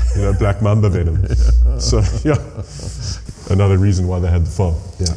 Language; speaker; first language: English; native; English